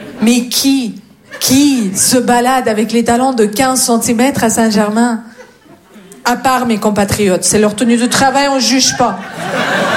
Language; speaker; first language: French; non-native, fluent; Russian